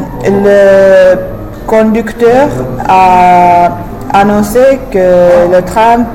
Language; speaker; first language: French; non-native, fluent; English